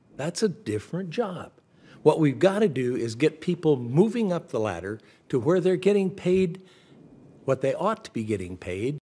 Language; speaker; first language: English; native; English